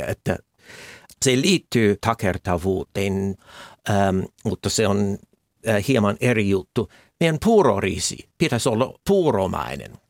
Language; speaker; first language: Finnish; non-native, fluent; English